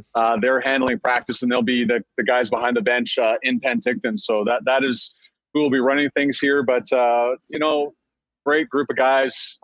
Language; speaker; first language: English; native; English